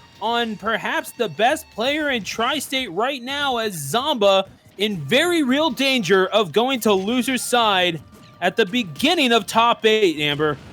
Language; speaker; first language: English; native; English